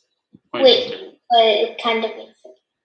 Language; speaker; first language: English; native; English